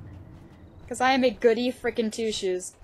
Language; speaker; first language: English; native; English